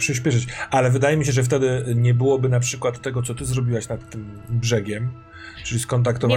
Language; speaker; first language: Polish; native; Polish